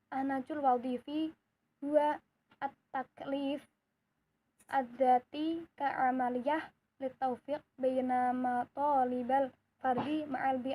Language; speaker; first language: Arabic; non-native, learner; Indonesian